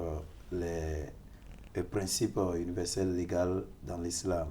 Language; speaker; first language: French; non-native, fluent; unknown